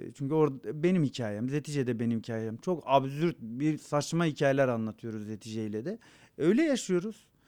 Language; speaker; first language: Turkish; non-native, local second language; Zaza